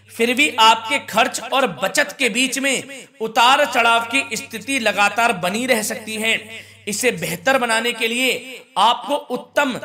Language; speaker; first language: Hindi; native; Hindi